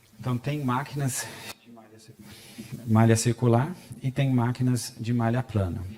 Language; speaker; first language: Portuguese; non-native, fluent; German